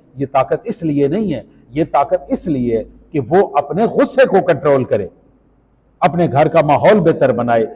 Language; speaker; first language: Urdu; non-native, local second language; Punjabi